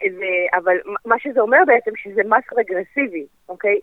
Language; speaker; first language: Hebrew; native; Hebrew